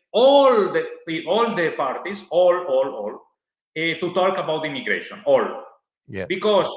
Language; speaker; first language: English; non-native, learner; Italian